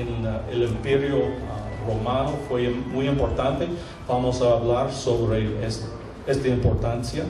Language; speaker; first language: Spanish; non-native, fluent; English